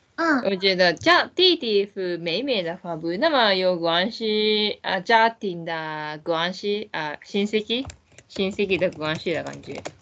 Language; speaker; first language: Chinese; non-native, learner; Japanese